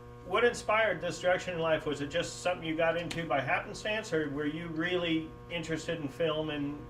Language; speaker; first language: English; native; English